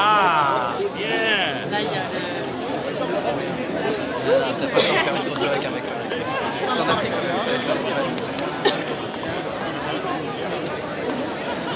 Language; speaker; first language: French; non-native, local second language; Wolof